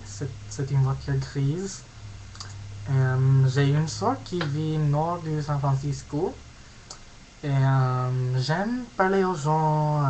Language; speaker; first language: French; non-native, learner; English